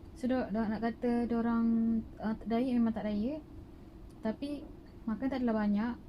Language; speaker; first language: Malay; native; Malay